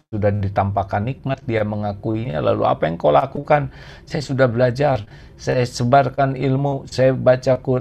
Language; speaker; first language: Indonesian; native; Indonesian